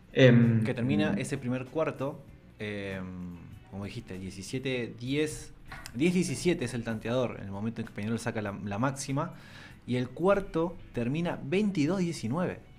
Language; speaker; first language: Spanish; native; Spanish